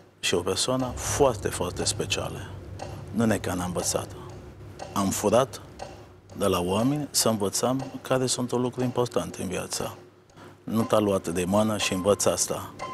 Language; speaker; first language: Romanian; non-native, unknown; Italian